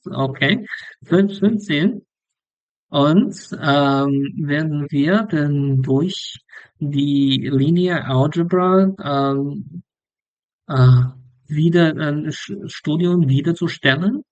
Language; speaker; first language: German; non-native, learner; English